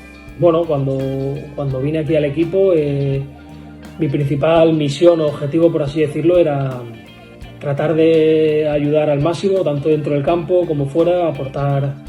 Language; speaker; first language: Spanish; native; Spanish